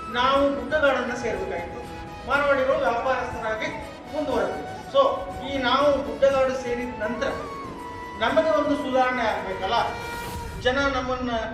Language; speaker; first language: Kannada; non-native, local second language; Lambadi